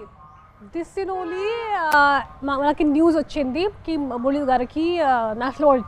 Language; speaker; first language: Telugu; non-native, local second language; Hindi